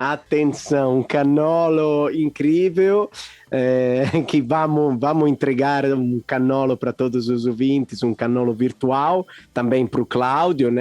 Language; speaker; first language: Portuguese; non-native, fluent; Italian